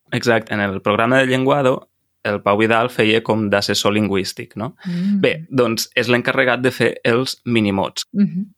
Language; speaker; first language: Catalan; native; Catalan